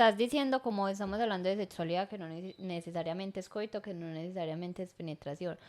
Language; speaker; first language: Spanish; native; Spanish